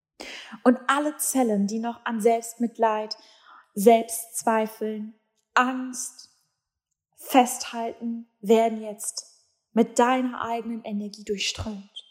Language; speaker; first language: German; native; German